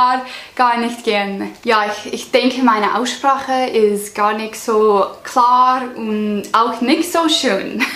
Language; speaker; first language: German; non-native, learner; English